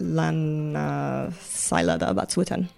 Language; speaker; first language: Basque; non-native, learner; English